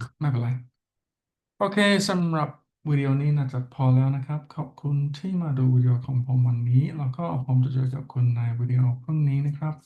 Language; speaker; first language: Thai; non-native, learner; English